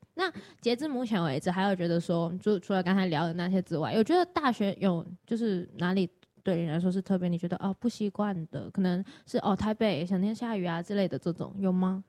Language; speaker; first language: Chinese; non-native, local second language; Cantonese